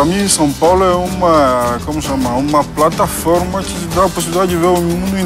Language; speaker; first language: Portuguese; non-native, fluent; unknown